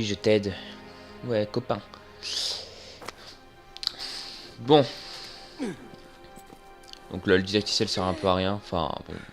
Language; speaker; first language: French; native; French